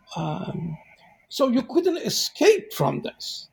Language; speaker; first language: English; non-native, fluent; Persian